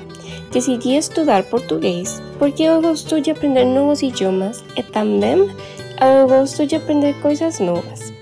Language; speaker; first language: Portuguese; non-native, learner; Spanish